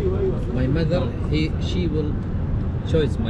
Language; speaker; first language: English; non-native, learner; Arabic